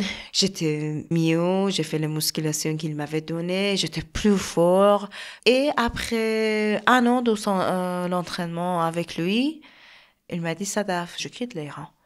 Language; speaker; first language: French; non-native, learner; Persian